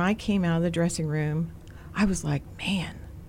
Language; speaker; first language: English; native; English